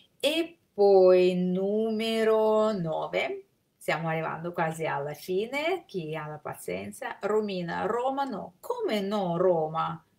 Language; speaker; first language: Italian; non-native, fluent; Russian